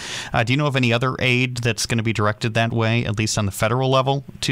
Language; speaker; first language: English; native; English